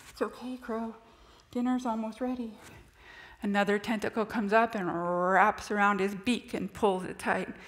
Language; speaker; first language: English; native; English